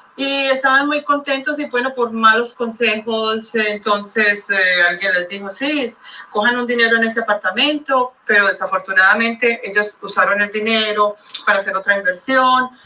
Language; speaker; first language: Spanish; native; Spanish